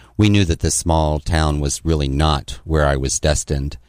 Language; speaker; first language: English; native; English